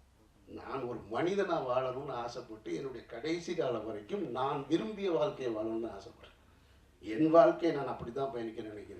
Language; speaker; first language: Tamil; native; Tamil